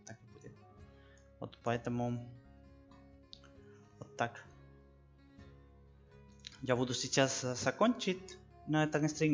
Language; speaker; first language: Russian; non-native, learner; Spanish